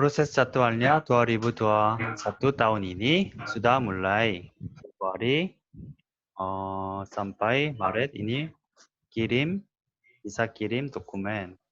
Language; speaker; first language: Indonesian; non-native, learner; Korean